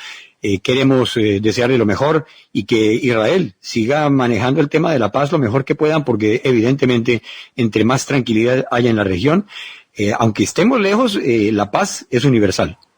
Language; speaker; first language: Spanish; native; Spanish